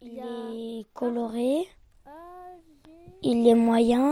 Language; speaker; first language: French; early bilingual, other home language; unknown